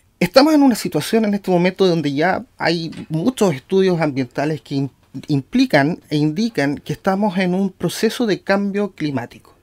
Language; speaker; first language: Spanish; native; Spanish